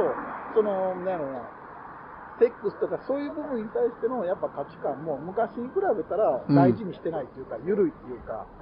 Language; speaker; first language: Japanese; native; Japanese